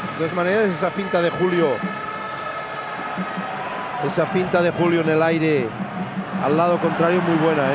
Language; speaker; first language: Spanish; native; Spanish